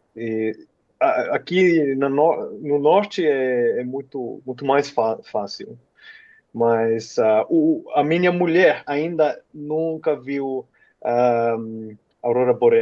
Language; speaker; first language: Portuguese; non-native, fluent; Finnish